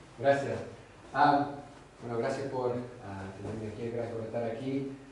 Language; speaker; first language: Spanish; non-native, fluent; English